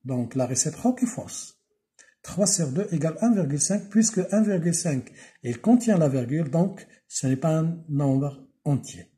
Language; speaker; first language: French; non-native, local second language; Arabic